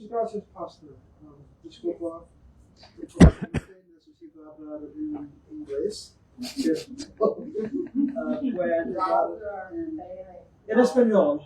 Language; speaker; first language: Spanish; non-native, learner; English